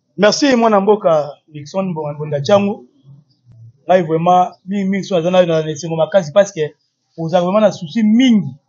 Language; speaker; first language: Lingala; non-native, local second language; Kituba (Democratic Republic of Congo)